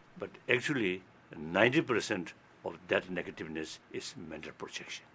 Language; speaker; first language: English; non-native, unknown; Tibetan